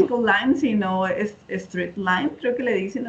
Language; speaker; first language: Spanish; native; Spanish